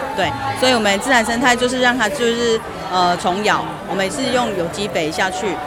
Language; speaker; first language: Chinese; native; Chinese